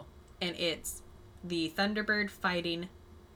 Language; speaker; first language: English; native; English